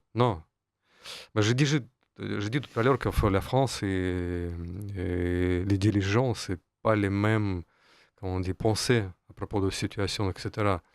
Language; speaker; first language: French; non-native, fluent; Russian